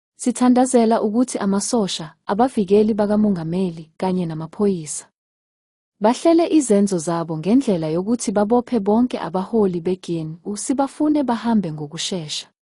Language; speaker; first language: Zulu; native; Zulu